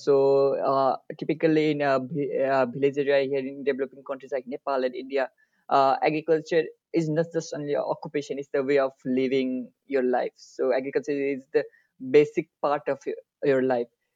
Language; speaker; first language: English; non-native, local second language; Nepali